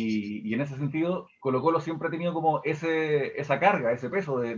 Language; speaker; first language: Spanish; native; Spanish